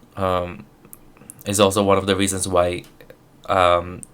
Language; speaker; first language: English; non-native, local second language; Filipino